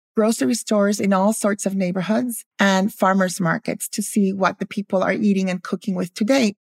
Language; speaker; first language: English; early bilingual, other home language; Spanish